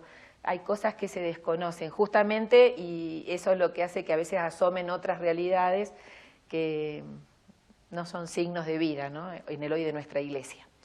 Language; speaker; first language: Spanish; native; Spanish